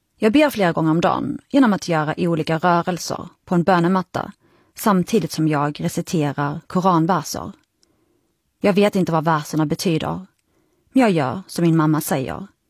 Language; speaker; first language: Swedish; early bilingual, other home language; Arabic